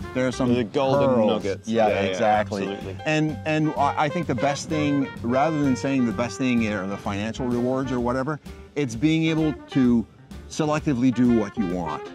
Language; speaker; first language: English; native; English